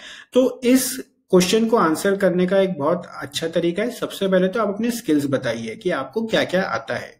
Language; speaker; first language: Hindi; native; Hindi